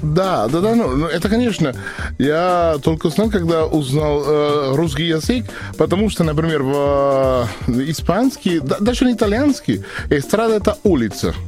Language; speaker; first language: Russian; non-native, learner; Spanish